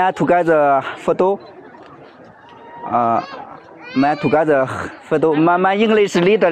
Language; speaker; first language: English; non-native, learner; Chinese